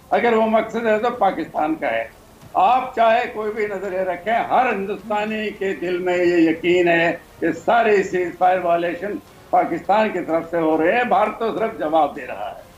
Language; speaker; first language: Hindi; native; Hindi